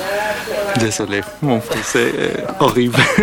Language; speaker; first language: French; non-native, learner; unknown